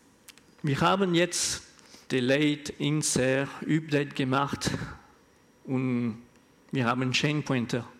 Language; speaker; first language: German; non-native, learner; French